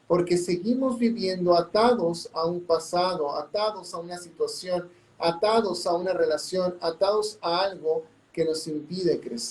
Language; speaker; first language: Spanish; native; Spanish